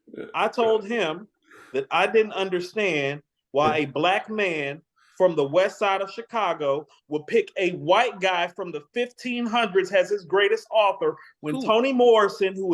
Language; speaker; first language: English; native; English